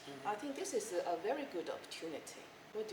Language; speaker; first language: English; non-native, fluent; Chinese